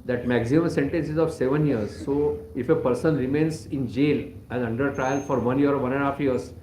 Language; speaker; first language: English; non-native, local second language; Marathi